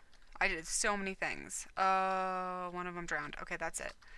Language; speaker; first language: English; native; English